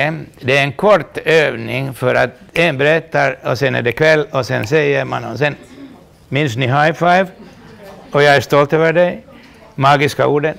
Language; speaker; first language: Swedish; non-native, local second language; Finnish